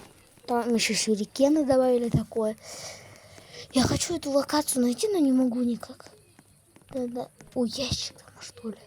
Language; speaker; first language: Russian; native; Russian